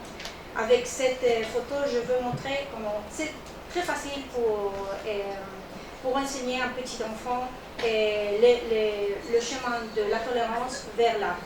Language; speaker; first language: French; non-native, learner; Spanish